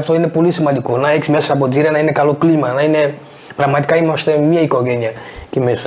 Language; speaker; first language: Greek; non-native, fluent; Portuguese